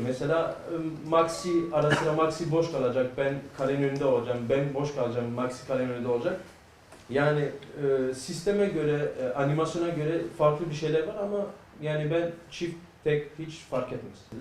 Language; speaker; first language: Turkish; early bilingual, heritage; Turkish